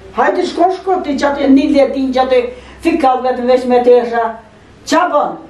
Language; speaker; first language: Albanian; early bilingual, heritage; Albanian